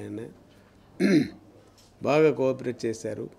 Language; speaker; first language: Telugu; non-native, learner; Tamil